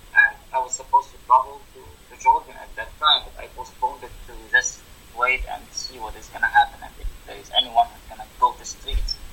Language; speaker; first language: English; non-native, fluent; Arabic